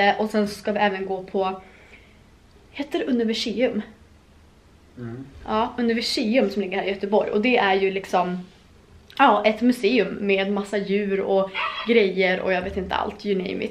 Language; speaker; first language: Swedish; native; Swedish